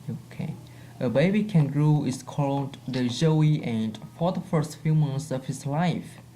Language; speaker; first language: English; non-native, fluent; Vietnamese